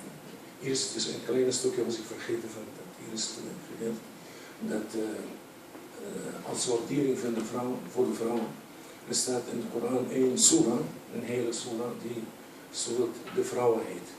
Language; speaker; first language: Dutch; non-native, fluent; Arabic